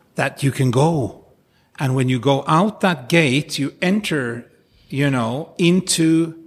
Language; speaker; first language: English; non-native, fluent; Norwegian